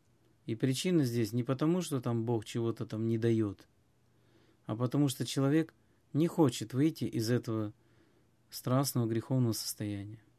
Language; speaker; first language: Russian; native; Russian